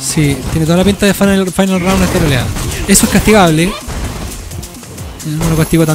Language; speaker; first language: Spanish; native; Spanish